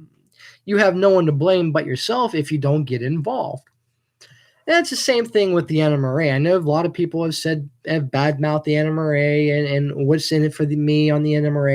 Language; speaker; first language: English; native; English